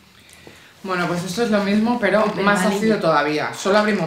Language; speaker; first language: Spanish; native; Spanish